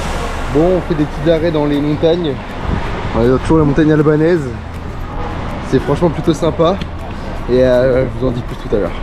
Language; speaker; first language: French; native; French